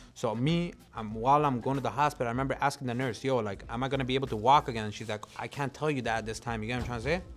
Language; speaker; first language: English; non-native, fluent; Punjabi